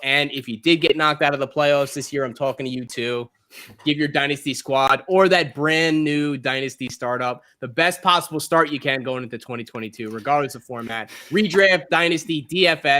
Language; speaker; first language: English; native; English